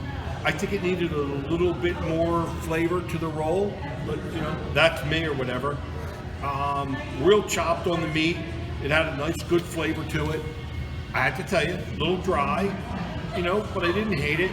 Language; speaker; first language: English; native; English